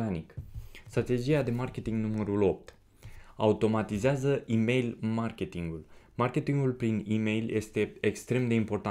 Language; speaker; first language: Romanian; native; Romanian